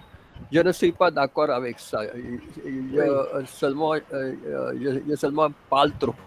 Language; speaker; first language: French; non-native, fluent; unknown